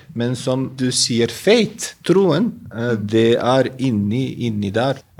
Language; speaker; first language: Norwegian; non-native, fluent; Bosnian